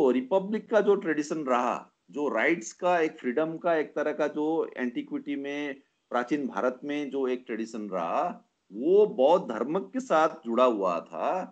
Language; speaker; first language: Hindi; non-native, local second language; Nepali